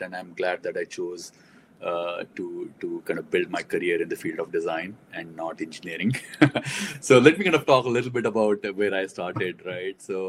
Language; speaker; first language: English; non-native, local second language; Marathi